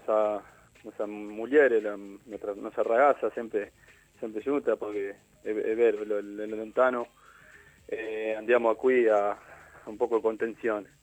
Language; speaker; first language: Italian; non-native, learner; Spanish